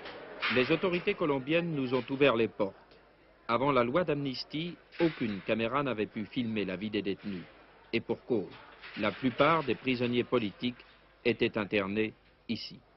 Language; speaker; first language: French; native; French